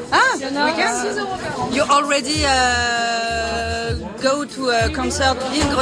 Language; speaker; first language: English; non-native, learner; French